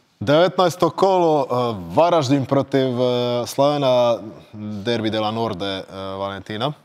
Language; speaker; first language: Croatian; native; Croatian